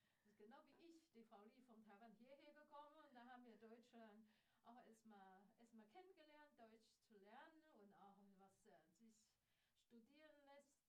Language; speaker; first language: German; non-native, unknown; Chinese